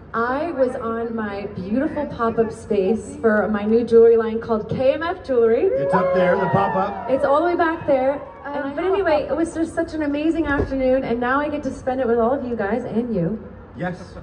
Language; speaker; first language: English; native; English